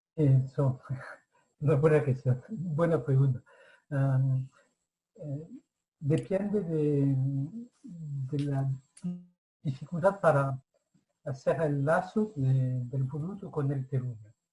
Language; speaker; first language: Spanish; non-native, fluent; French